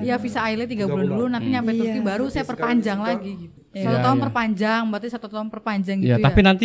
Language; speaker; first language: Indonesian; native; Indonesian